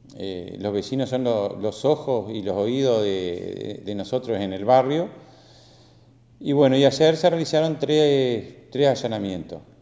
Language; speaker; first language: Spanish; native; Spanish